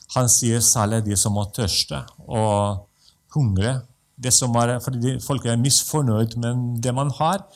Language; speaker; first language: Norwegian; non-native, fluent; Russian